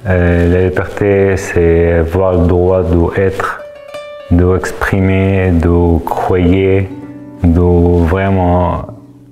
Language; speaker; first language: French; non-native, fluent; Arabic